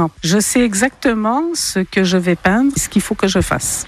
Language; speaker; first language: French; native; French